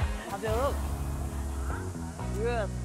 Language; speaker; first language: English; non-native, learner; Vietnamese